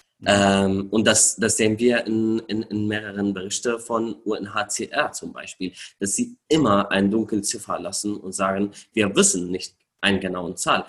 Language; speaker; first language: German; non-native, fluent; Arabic